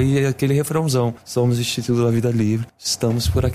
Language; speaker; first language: Portuguese; native; Portuguese